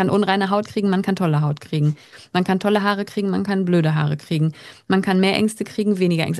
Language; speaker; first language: German; native; German